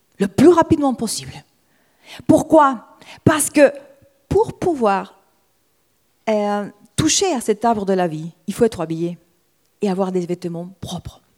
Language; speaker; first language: French; non-native, fluent; Spanish